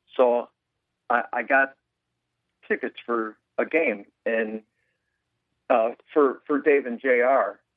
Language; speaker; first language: English; native; English